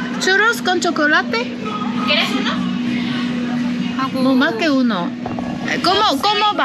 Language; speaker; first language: Spanish; non-native, learner; Korean